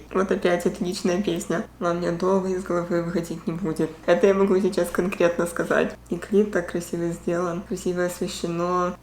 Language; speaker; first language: Russian; early bilingual, heritage; Russian